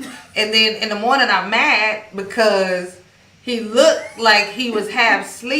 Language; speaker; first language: English; native; English